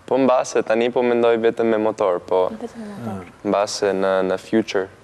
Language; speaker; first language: Albanian; early bilingual, heritage; Albanian